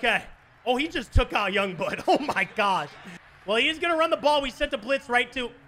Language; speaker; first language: English; native; English